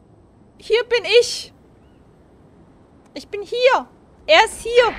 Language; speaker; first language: German; native; German